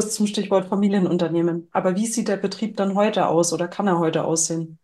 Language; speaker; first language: German; native; German